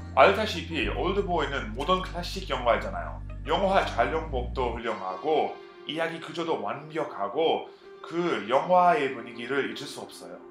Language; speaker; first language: Korean; non-native, fluent; English